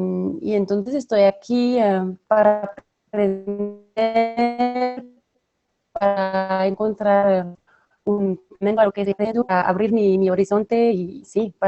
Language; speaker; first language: Spanish; non-native, fluent; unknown